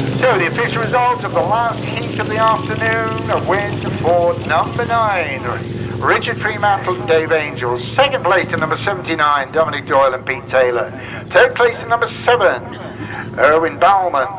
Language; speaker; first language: English; native; English